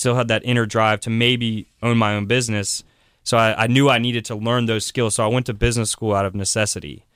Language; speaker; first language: English; native; English